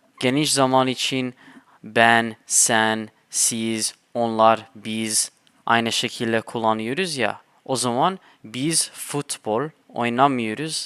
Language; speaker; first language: Turkish; non-native, fluent; English